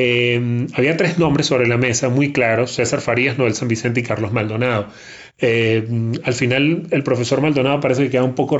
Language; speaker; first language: Spanish; native; Spanish